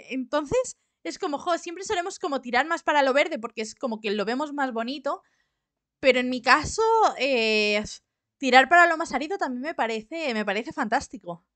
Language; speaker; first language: Spanish; native; Spanish